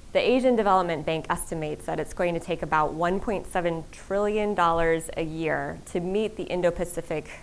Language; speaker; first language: English; native; English